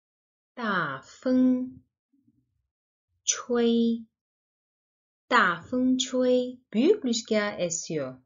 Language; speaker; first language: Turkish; non-native, learner; Chinese